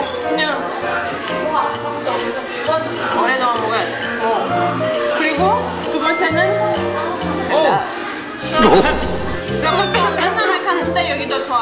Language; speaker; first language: Korean; non-native, learner; Portuguese